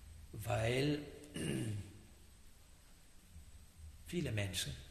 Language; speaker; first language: German; non-native, fluent; Sinhala